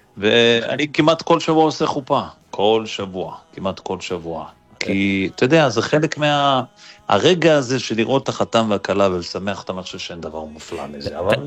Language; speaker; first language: Hebrew; native; Hebrew